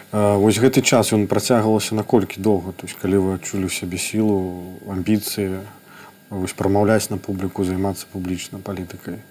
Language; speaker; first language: Belarusian; non-native, local second language; Russian